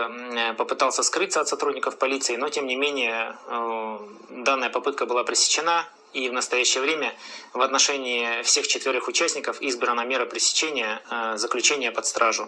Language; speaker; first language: Russian; native; Russian